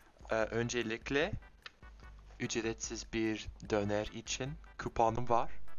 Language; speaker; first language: Turkish; non-native, learner; English